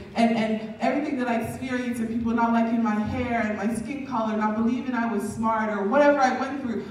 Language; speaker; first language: English; native; English